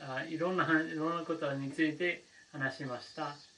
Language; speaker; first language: Japanese; non-native, learner; English